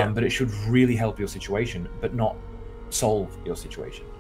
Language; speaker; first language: English; native; English